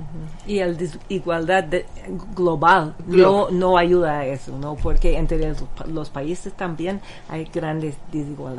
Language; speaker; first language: Spanish; non-native, fluent; English